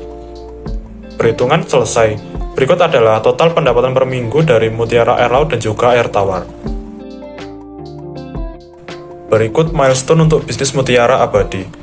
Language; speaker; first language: Indonesian; native; Indonesian